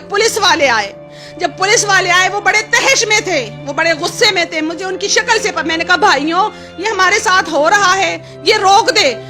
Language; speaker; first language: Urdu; non-native, local second language; Pashto